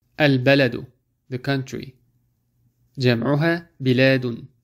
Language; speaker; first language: Arabic; non-native, fluent; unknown